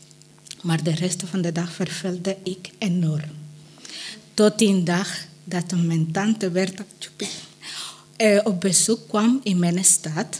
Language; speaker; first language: Dutch; non-native, learner; Spanish